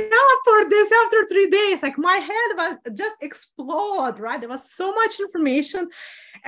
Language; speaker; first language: English; non-native, fluent; Russian